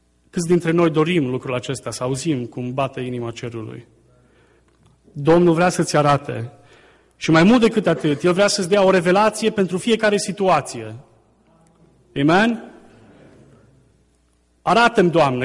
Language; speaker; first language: Romanian; native; Romanian